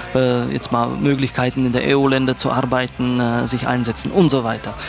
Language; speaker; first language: German; non-native, fluent; Czech